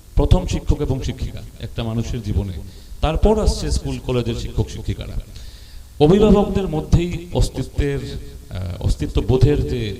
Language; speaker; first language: Bangla; native; Bangla